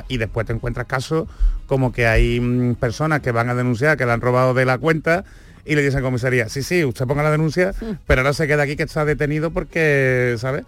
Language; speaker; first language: Spanish; native; Spanish